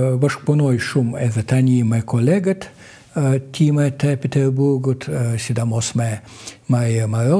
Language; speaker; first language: Albanian; non-native, fluent; Russian